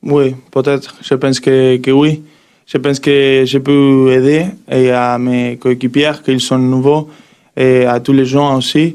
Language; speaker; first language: French; non-native, learner; Spanish